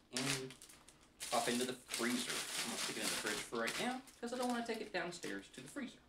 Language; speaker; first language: English; native; English